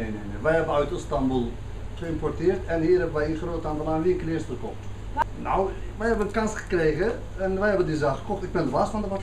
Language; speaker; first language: Dutch; non-native, fluent; Turkish